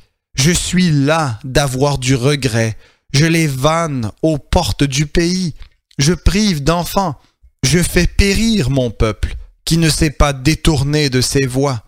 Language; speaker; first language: French; native; French